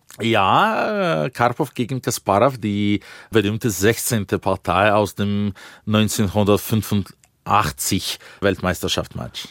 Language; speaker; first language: German; non-native, fluent; Russian